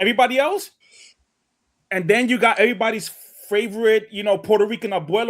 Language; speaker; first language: English; native; English